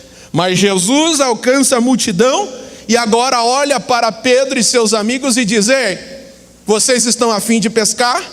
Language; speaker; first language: Portuguese; native; Portuguese